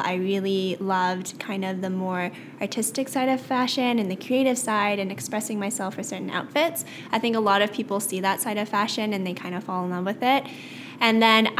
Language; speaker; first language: English; native; English